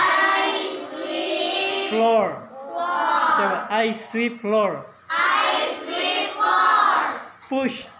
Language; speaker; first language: English; non-native, learner; Indonesian